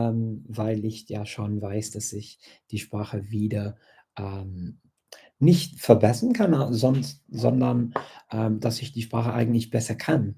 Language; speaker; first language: German; non-native, fluent; English